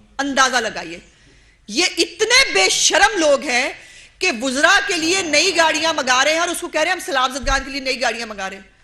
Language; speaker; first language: Urdu; non-native, local second language; Punjabi